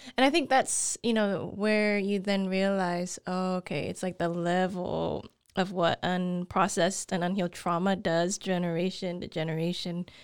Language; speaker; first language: English; native; English